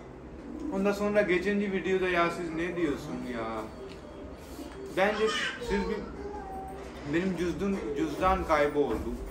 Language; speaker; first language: Turkish; non-native, learner; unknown